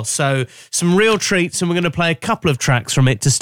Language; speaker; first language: English; native; English